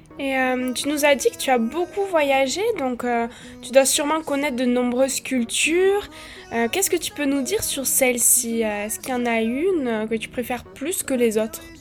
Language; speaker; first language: French; native; French